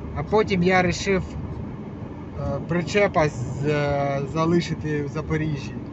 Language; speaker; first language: Ukrainian; non-native, local second language; Russian